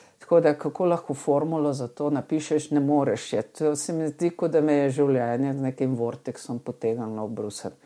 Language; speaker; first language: Slovenian; native; Slovenian